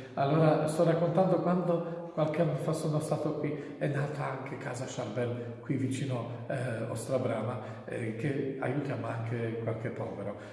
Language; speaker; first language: Italian; non-native, learner; Polish